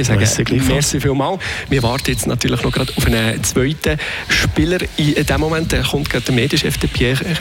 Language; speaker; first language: German; native; German